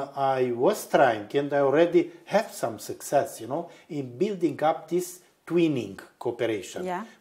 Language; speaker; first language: English; non-native, fluent; Romanian